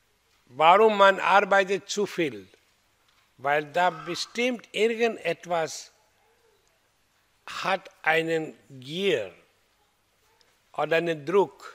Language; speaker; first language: German; non-native, learner; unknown